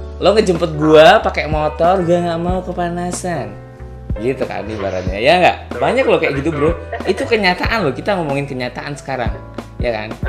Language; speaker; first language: Indonesian; native; Indonesian